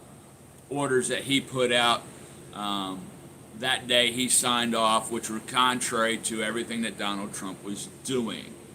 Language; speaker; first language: English; native; English